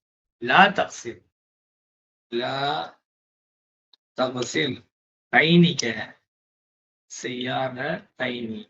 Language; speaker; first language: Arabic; non-native, fluent; Tamil